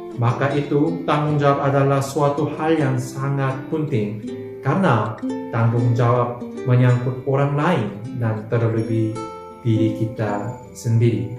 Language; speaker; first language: Indonesian; non-native, fluent; Korean